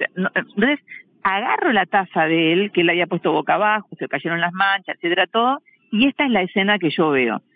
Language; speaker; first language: Spanish; native; Spanish